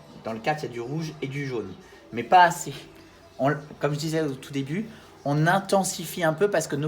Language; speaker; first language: French; native; French